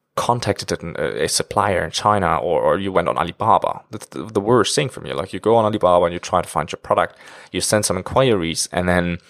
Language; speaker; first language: English; non-native, fluent; German